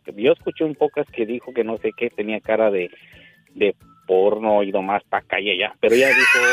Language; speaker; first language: Spanish; native; Spanish